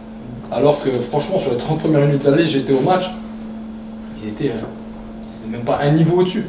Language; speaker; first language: French; native; French